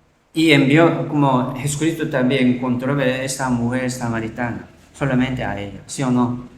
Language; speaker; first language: Spanish; non-native, learner; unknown